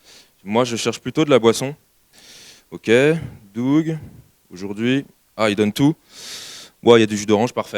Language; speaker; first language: French; native; French